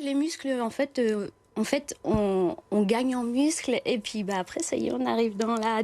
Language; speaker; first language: French; native; French